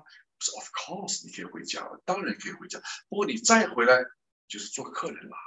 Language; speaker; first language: Chinese; native; Chinese